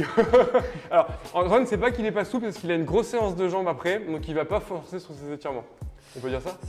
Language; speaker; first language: French; native; French